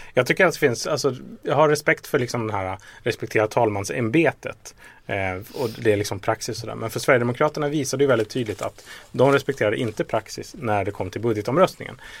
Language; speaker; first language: Swedish; native; Swedish